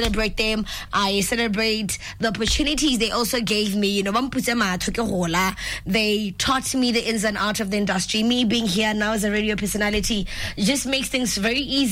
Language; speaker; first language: English; non-native, local second language; Tswana